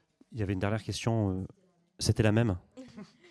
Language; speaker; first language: French; native; French